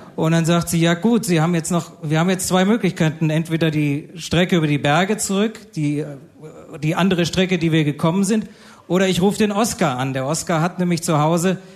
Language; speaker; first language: German; native; German